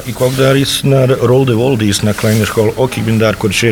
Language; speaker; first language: Dutch; non-native, learner; Bosnian